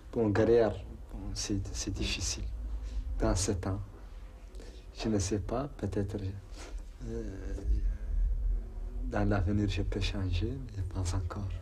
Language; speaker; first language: French; non-native, local second language; Arabic